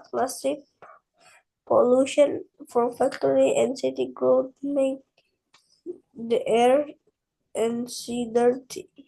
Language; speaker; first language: English; non-native, learner; Indonesian